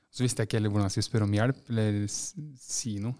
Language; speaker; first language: Norwegian; native; Norwegian